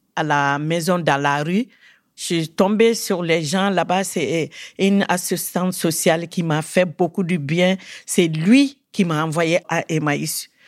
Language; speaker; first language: French; non-native, local second language; Bambara